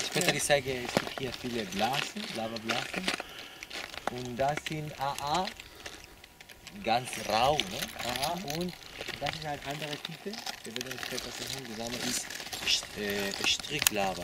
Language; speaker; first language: German; non-native, learner; Spanish